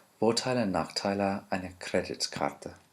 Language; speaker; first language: German; non-native, fluent; English